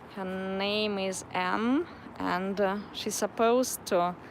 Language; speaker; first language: English; non-native, fluent; Russian